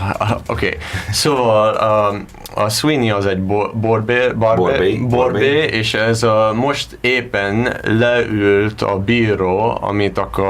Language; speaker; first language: Hungarian; non-native, learner; English